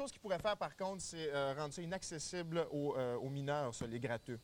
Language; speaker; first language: French; native; French